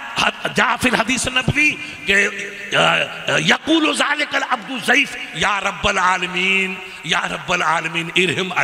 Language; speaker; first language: Arabic; non-native, learner; Urdu